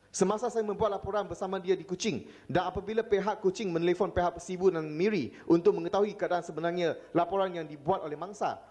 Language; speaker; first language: Malay; non-native, local second language; Chinese